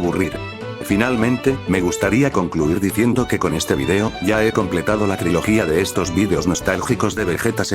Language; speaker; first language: Spanish; native; Spanish